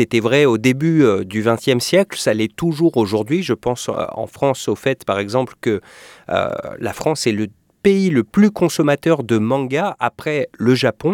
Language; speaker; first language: French; native; French